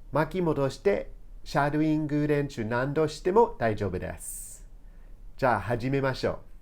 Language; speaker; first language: Japanese; non-native, fluent; English